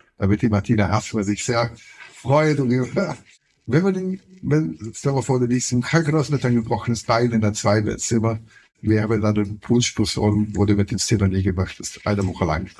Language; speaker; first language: German; non-native, fluent; Dutch